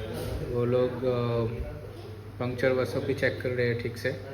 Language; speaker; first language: Hindi; native; Hindi